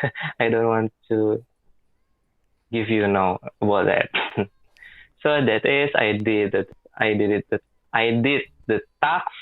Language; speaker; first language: English; non-native, learner; Indonesian